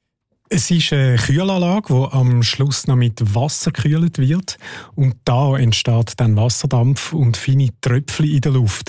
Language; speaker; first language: German; native; German